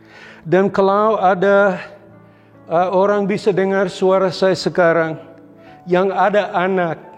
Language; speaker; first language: Indonesian; non-native, local second language; English